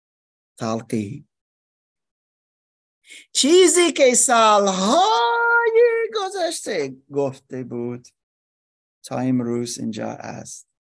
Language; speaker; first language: Persian; non-native, learner; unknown